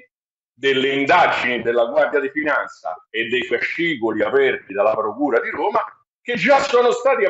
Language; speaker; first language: Italian; native; Italian